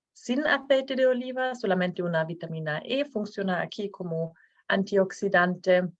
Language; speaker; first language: Spanish; non-native, fluent; Norwegian